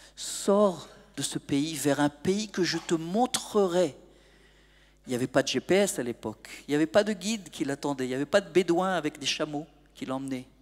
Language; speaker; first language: French; native; French